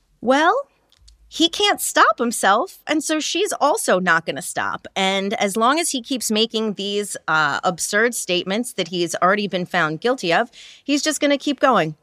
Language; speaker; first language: English; native; English